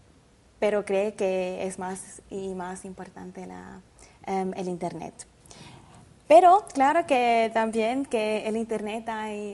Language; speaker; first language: Spanish; non-native, learner; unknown